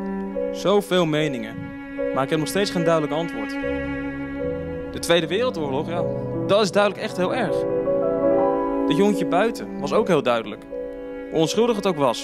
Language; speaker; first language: Dutch; native; Dutch